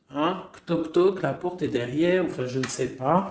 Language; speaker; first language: French; native; French